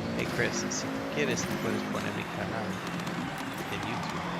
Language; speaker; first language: Spanish; non-native, learner; English